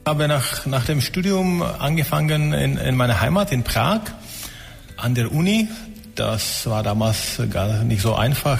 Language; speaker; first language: German; non-native, fluent; Czech